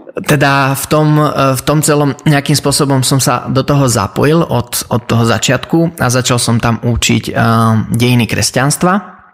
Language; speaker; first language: Slovak; early bilingual, heritage; Slovak